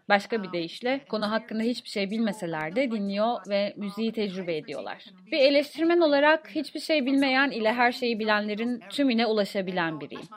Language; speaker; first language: Turkish; native; Turkish